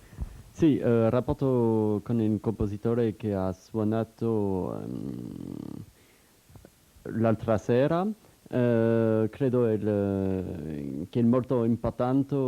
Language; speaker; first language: Italian; non-native, learner; French